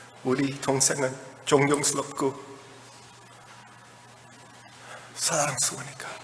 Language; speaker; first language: Korean; early bilingual, heritage; Korean